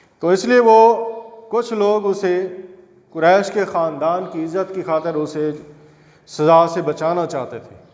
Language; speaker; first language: Urdu; non-native, local second language; Saraiki